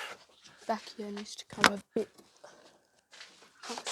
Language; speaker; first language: English; native; English